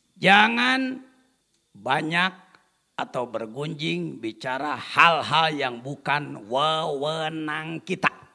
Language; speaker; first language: Indonesian; non-native, local second language; Sundanese